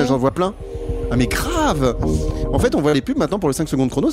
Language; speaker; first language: French; native; French